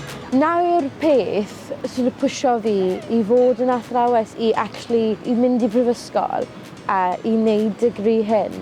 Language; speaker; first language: Welsh; non-native, local second language; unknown